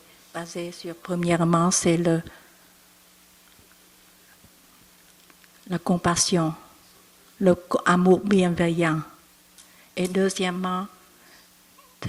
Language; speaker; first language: French; non-native, learner; Vietnamese